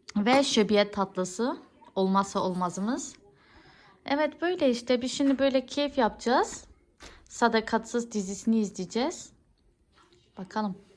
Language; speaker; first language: Turkish; early bilingual, heritage; Turkish